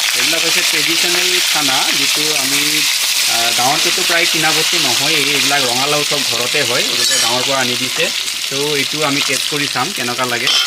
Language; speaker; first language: Assamese; non-native, local second language; Mising